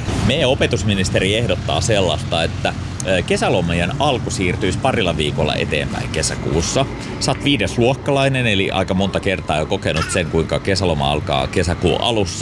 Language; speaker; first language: Finnish; native; Finnish